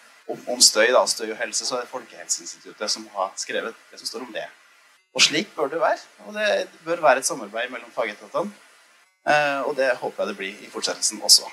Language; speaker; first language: Norwegian; native; Norwegian